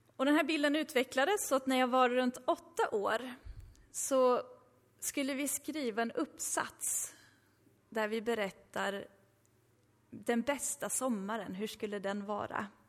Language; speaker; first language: Swedish; early bilingual, other home language; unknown